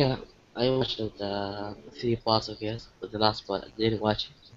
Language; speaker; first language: English; non-native, learner; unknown